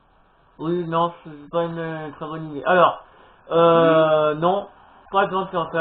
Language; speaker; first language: French; native; French